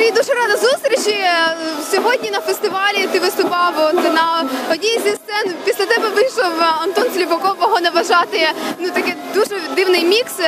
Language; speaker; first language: Ukrainian; native; Ukrainian